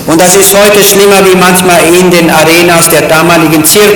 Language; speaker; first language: German; native; German